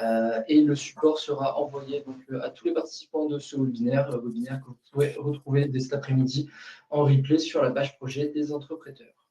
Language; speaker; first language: French; native; French